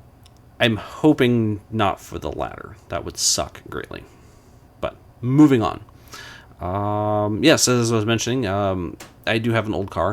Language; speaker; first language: English; native; English